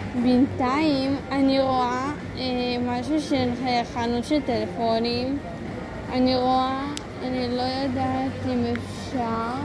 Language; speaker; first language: Hebrew; early bilingual, other home language; Russian